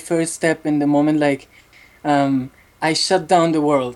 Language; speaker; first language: English; non-native, fluent; Spanish